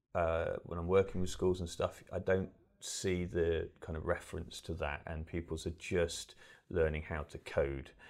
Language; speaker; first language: English; native; English